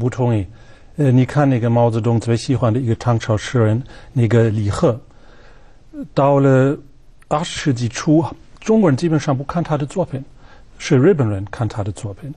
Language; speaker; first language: Chinese; non-native, fluent; German